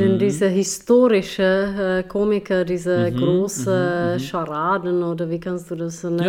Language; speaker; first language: German; non-native, fluent; Czech